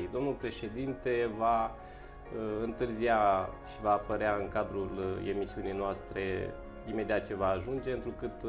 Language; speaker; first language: Romanian; native; Romanian